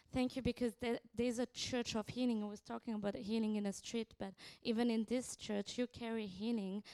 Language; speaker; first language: English; non-native, fluent; French